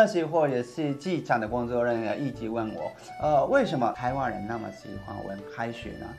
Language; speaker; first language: Chinese; non-native, fluent; Japanese